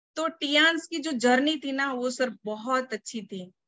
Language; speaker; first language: Hindi; non-native, local second language; Gujarati